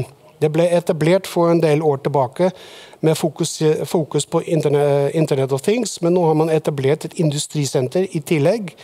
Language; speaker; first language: Norwegian; non-native, fluent; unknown